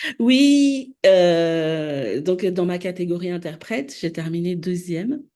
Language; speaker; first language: French; non-native, local second language; Malagasy